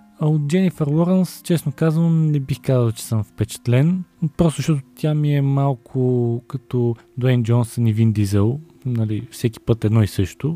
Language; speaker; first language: Bulgarian; native; Bulgarian